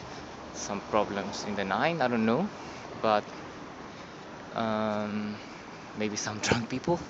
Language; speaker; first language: English; non-native, learner; Spanish